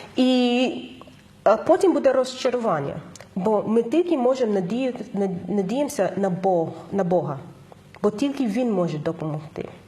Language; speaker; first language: Ukrainian; non-native, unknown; English